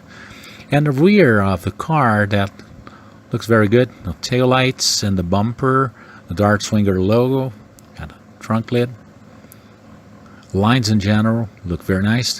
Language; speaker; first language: English; non-native, fluent; Portuguese